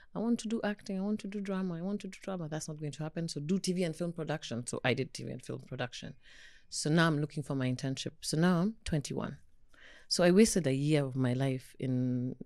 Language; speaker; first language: English; non-native, local second language; Kikuyu